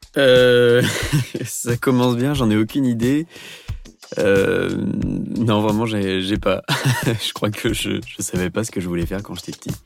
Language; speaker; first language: French; native; French